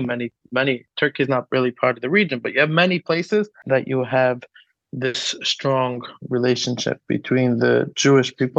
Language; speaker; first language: English; native; English